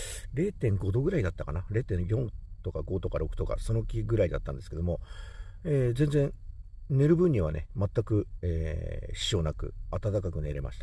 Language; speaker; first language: Japanese; native; Japanese